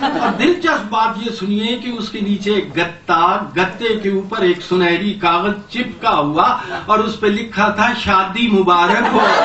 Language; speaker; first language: Urdu; non-native, local second language; Punjabi